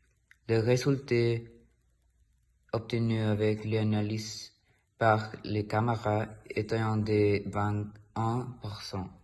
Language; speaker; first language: French; non-native, learner; Spanish